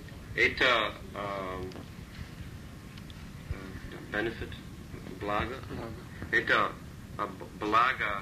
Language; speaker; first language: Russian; non-native, learner; English